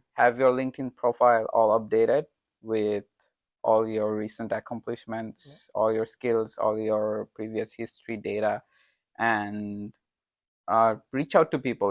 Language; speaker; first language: English; non-native, local second language; Bangla